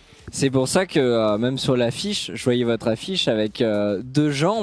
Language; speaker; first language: French; native; French